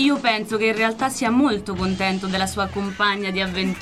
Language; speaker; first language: Italian; native; Italian